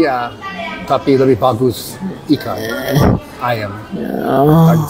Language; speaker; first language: Indonesian; non-native, learner; English